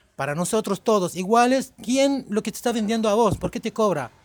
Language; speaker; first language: Spanish; non-native, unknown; Arabic